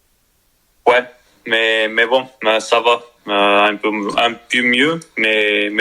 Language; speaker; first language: French; non-native, learner; Spanish